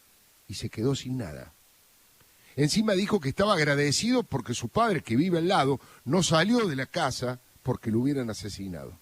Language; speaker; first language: Spanish; native; Spanish